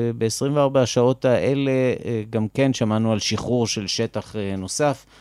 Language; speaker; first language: Hebrew; native; Hebrew